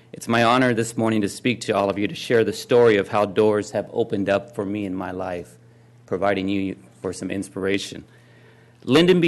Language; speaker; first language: English; native; English